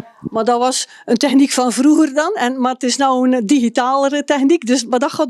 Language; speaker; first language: Dutch; native; Dutch